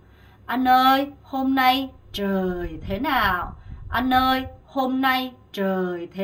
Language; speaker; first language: Vietnamese; non-native, fluent; Korean